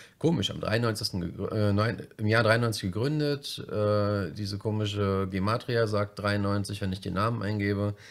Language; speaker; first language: German; native; German